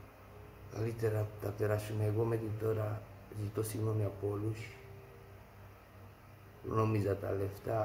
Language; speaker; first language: Greek; non-native, fluent; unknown